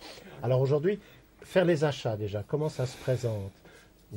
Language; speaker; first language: French; native; French